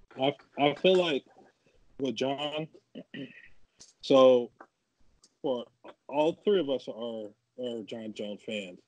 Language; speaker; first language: English; native; English